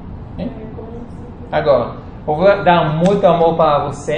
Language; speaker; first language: Portuguese; non-native, fluent; Spanish